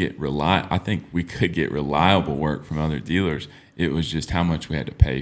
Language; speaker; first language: English; native; English